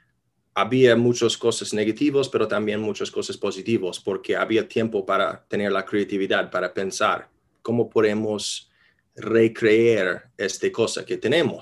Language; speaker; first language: Spanish; non-native, fluent; English